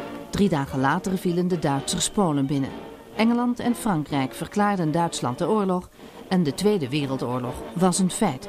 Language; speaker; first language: Dutch; native; Dutch